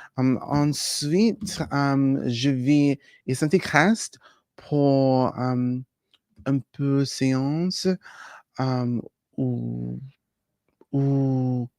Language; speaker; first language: French; non-native, learner; English